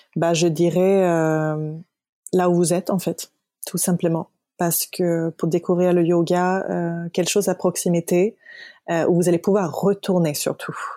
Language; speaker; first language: French; non-native, fluent; Swedish